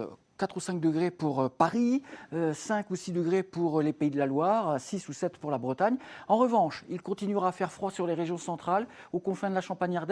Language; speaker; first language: French; native; French